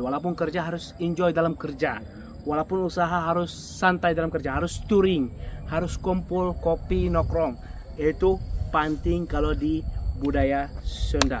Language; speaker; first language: Indonesian; non-native, fluent; Arabic